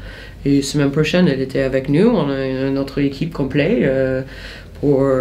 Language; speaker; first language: French; non-native, fluent; English